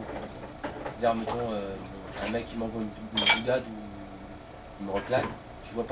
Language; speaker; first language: French; native; French